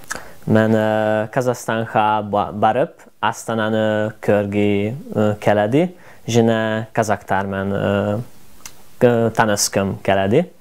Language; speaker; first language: Kazakh; non-native, learner; Hungarian